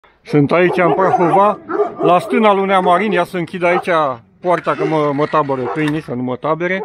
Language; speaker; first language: Romanian; native; Romanian